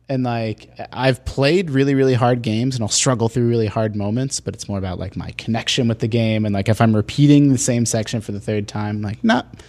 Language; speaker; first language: English; native; English